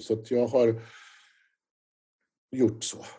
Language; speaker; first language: Swedish; non-native, fluent; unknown